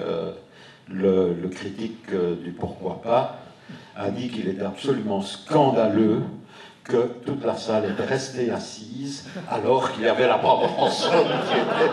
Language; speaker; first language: French; native; French